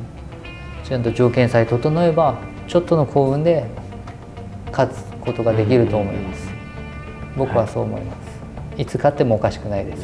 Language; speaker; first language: Japanese; native; Japanese